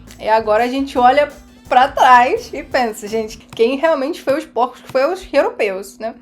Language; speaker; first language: Portuguese; non-native, fluent; Russian